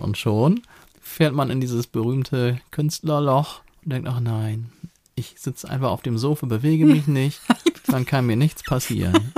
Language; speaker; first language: German; native; German